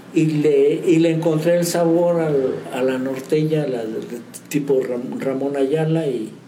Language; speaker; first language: Spanish; native; Spanish